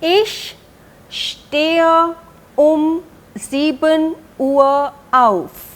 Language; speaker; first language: German; non-native, fluent; Hindi